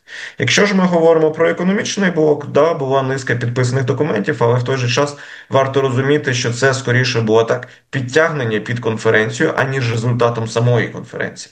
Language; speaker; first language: Ukrainian; native; Ukrainian